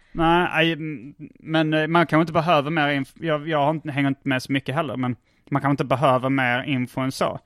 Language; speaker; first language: Swedish; native; Swedish